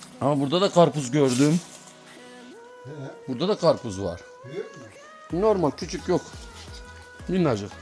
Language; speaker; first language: Turkish; native; Turkish